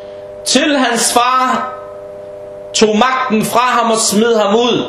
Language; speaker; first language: Danish; early bilingual, heritage; Danish